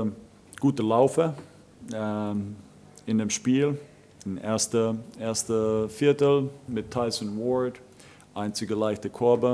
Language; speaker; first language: German; non-native, fluent; Finnish